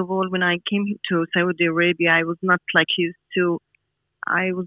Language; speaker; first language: English; non-native, fluent; Arabic